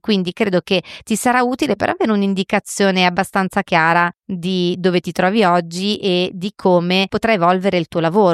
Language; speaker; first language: Italian; native; Italian